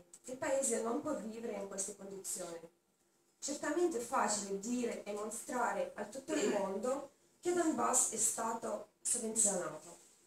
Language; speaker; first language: Italian; non-native, learner; Russian